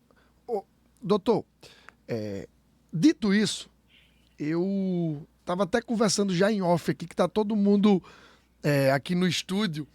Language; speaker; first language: Portuguese; native; Portuguese